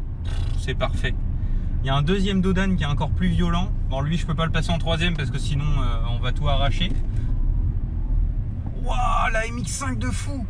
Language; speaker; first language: French; native; French